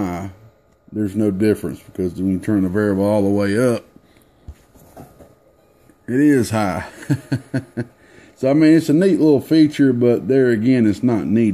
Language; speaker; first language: English; native; English